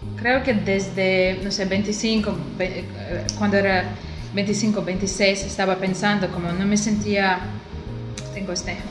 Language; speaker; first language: Spanish; non-native, learner; Russian